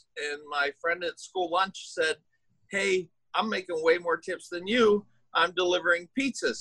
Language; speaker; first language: English; native; English